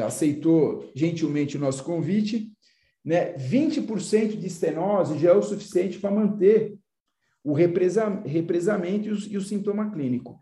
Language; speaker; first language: Portuguese; native; Portuguese